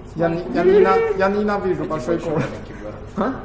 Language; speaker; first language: Russian; non-native, learner; Chinese